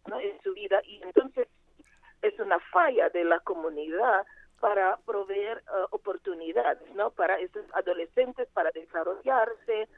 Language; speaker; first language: Spanish; non-native, fluent; Portuguese